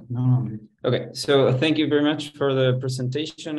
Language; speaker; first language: English; non-native, fluent; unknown